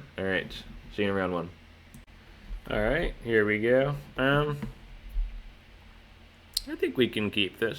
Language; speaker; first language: English; native; English